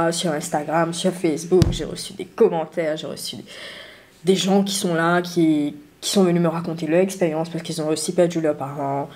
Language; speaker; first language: French; non-native, local second language; Morisyen